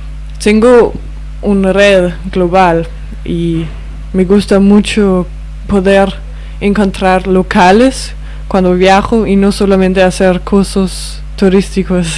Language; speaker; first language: Spanish; non-native, fluent; Danish